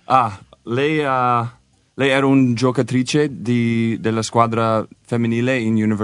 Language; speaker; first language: Italian; non-native, learner; English